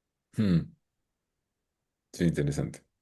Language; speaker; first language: Spanish; native; Spanish